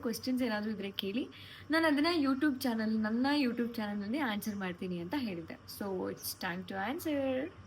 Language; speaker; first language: Kannada; non-native, local second language; Lambadi